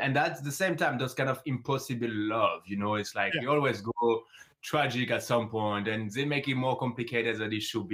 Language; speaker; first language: English; non-native, fluent; French